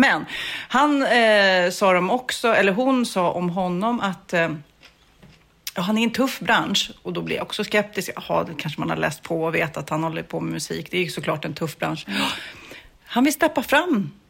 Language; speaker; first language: Swedish; native; Swedish